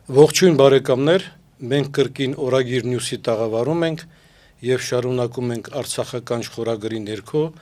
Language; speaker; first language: Armenian; native; Armenian